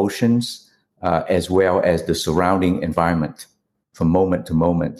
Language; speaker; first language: English; non-native, fluent; Vietnamese